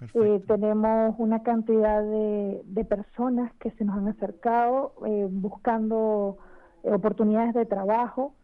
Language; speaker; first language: Spanish; native; Spanish